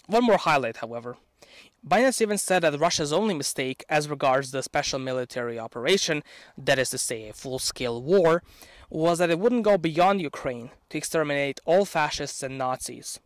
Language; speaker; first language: English; non-native, fluent; Serbian